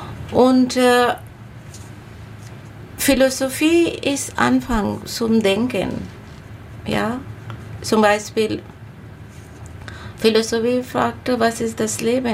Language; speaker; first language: German; non-native, learner; Bangla